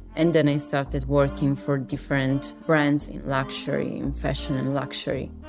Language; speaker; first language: English; non-native, fluent; Italian